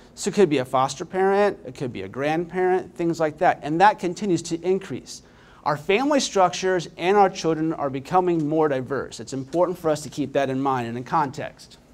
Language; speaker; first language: English; native; English